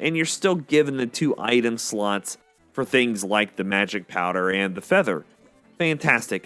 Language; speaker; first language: English; native; English